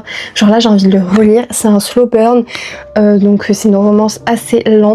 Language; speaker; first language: French; native; French